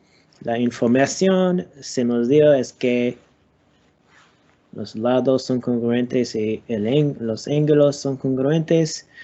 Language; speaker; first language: Spanish; non-native, learner; English